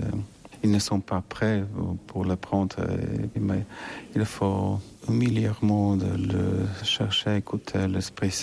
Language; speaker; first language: French; non-native, learner; Polish